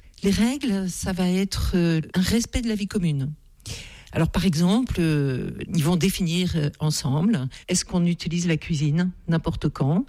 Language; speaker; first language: French; native; French